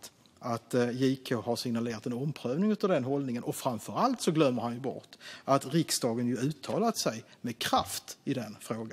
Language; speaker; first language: Swedish; native; Swedish